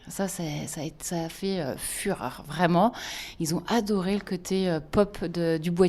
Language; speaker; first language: French; native; French